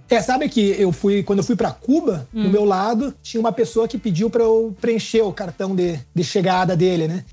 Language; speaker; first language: Portuguese; native; Portuguese